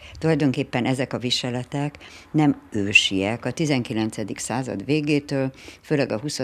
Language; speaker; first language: Hungarian; native; Hungarian